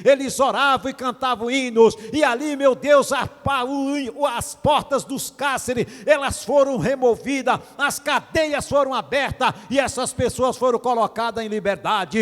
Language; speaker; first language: Portuguese; native; Portuguese